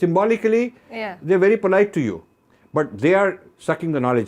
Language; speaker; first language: English; non-native, local second language; Hindi